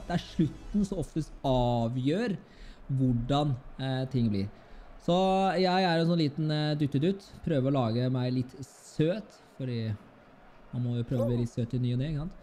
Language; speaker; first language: Norwegian; native; Norwegian